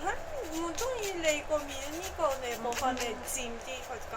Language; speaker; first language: Cantonese; non-native, fluent; Japanese